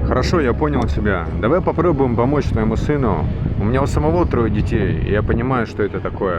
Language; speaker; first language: Russian; native; Russian